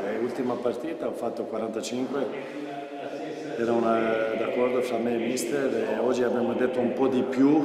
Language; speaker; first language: Italian; non-native, fluent; Swedish